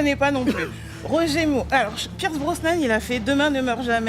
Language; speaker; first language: French; native; French